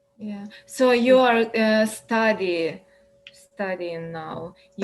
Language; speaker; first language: English; non-native, learner; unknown